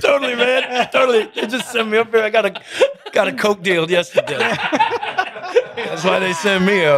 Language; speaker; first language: English; native; English